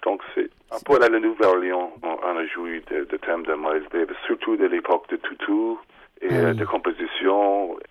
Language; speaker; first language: French; non-native, fluent; English